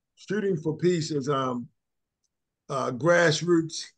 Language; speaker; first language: English; native; English